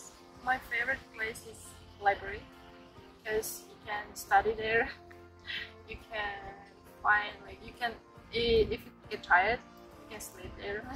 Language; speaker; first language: English; non-native, learner; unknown